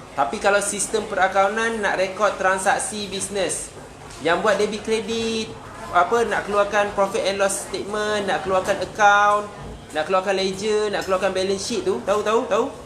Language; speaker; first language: Malay; native; Malay